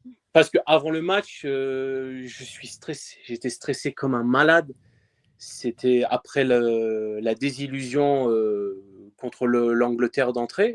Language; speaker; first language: French; early bilingual, other home language; Persian